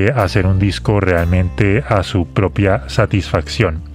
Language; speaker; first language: Spanish; native; Spanish